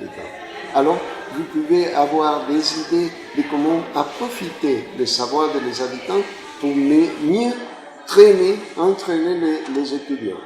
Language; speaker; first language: French; non-native, fluent; Spanish